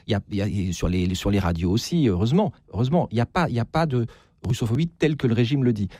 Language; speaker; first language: French; native; French